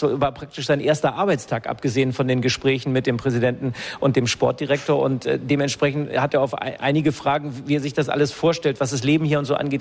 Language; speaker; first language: German; native; German